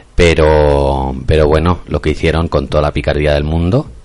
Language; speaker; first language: Spanish; non-native, local second language; Catalan